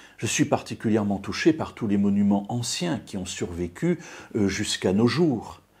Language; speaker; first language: French; native; French